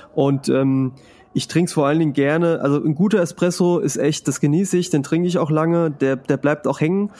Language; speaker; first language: German; early bilingual, other home language; Spanish